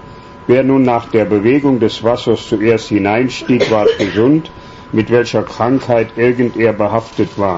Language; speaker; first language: German; native; German